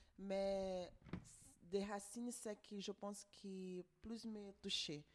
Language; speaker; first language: French; non-native, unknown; Portuguese